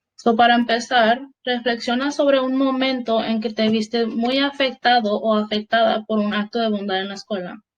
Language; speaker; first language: Spanish; early bilingual, heritage; Spanish